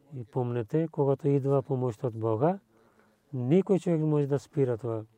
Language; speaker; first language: Bulgarian; non-native, learner; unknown